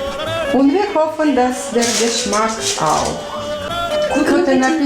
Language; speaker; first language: German; non-native, learner; Russian